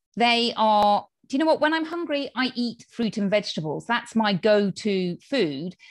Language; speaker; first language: English; native; English